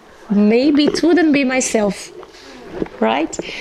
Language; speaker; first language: English; non-native, fluent; Portuguese